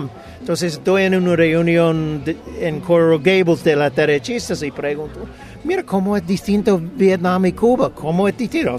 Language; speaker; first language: Spanish; non-native, fluent; English